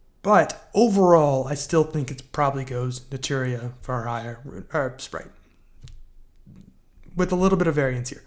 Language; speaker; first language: English; native; English